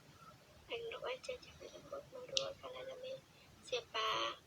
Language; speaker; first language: Indonesian; non-native, learner; Vietnamese